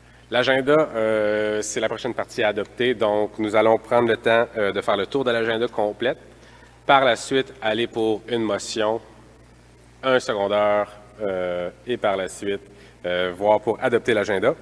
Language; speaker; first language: French; native; French